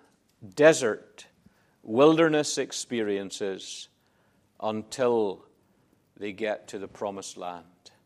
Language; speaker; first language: English; native; English